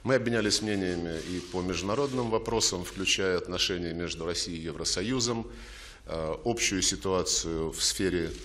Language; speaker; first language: Russian; native; Russian